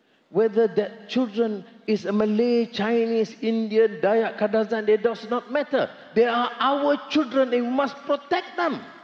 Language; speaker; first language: English; non-native, local second language; Malay